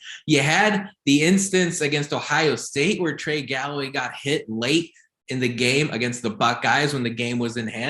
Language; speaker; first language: English; native; English